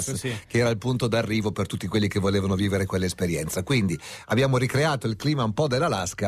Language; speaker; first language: Italian; native; Italian